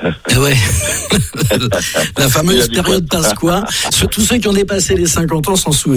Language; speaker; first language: French; native; French